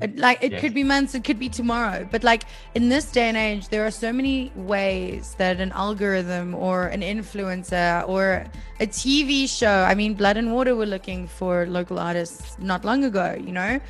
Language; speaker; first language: English; native; English